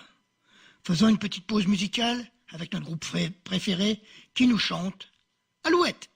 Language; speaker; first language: French; native; French